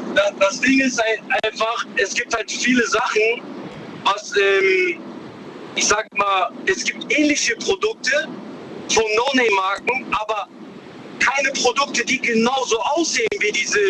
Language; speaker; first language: German; non-native, fluent; Chinese